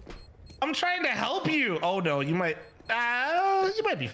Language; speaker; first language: English; native; English